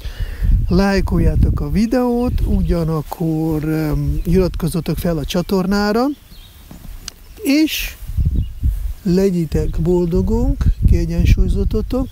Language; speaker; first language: Hungarian; non-native, fluent; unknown